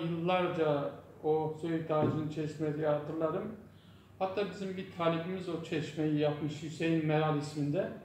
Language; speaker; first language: Turkish; non-native, local second language; Zaza